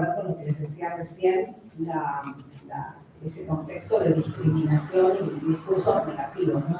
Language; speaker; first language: Spanish; native; Spanish